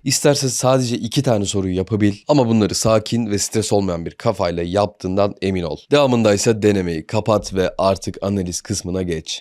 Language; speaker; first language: Turkish; native; Turkish